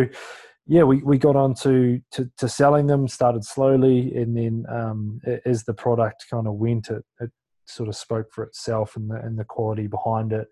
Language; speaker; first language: English; native; English